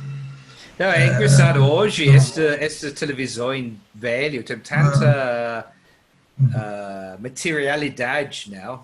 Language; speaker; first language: Portuguese; non-native, learner; English